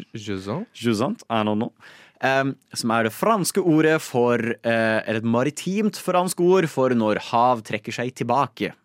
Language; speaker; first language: Norwegian; native; Norwegian